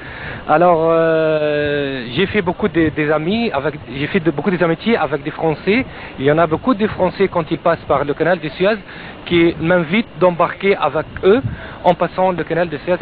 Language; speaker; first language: French; non-native, fluent; Arabic